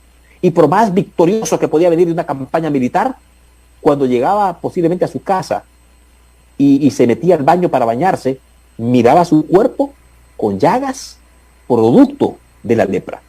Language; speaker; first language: Spanish; native; Spanish